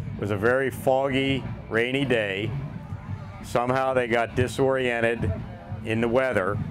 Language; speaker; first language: English; native; English